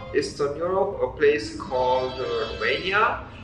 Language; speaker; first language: English; non-native, fluent; Romanian